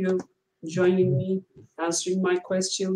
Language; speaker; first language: English; non-native, learner; Turkish